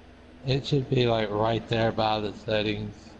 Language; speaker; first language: English; native; English